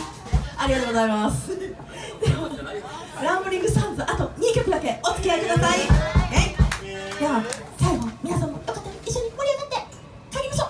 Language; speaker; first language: Japanese; native; Japanese